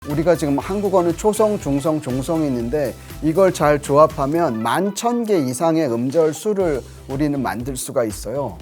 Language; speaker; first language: Korean; native; Korean